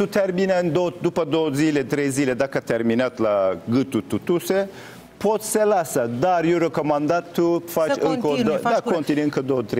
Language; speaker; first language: Romanian; non-native, learner; Turkish